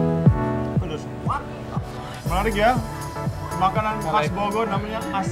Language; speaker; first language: Indonesian; non-native, fluent; English